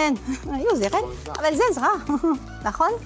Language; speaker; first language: Hebrew; non-native, fluent; French